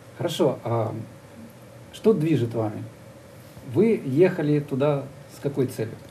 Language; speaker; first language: Russian; native; Russian